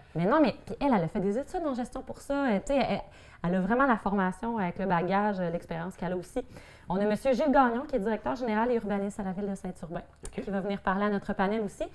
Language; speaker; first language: French; native; French